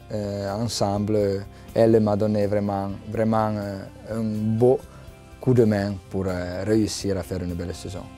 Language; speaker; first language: French; non-native, local second language; Italian